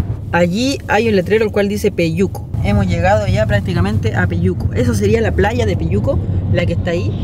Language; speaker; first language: Spanish; native; Spanish